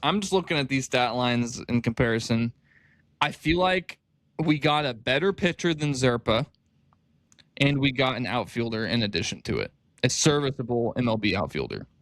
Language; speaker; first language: English; native; English